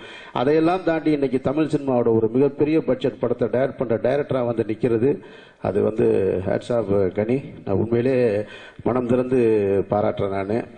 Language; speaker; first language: Tamil; native; Tamil